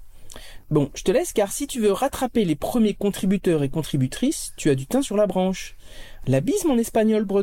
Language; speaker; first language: French; native; French